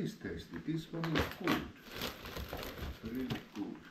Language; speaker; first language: English; non-native, learner; Finnish